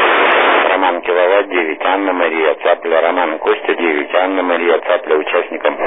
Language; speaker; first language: Russian; native; Russian